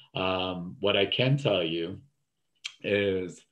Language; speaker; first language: English; native; English